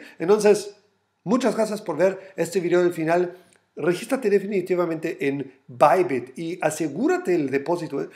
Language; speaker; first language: Spanish; non-native, fluent; German